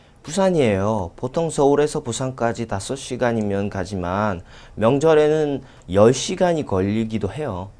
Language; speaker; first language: Korean; non-native, fluent; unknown